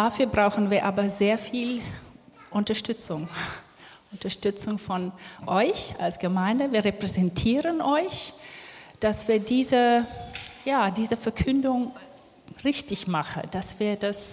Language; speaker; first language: German; non-native, fluent; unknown